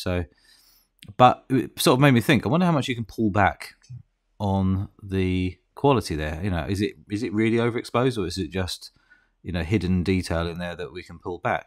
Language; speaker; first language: English; native; English